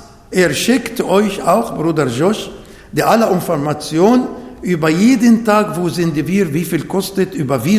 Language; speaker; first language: German; non-native, learner; Arabic